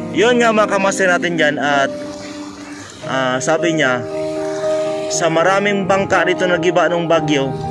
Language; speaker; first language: Filipino; non-native, local second language; Bikol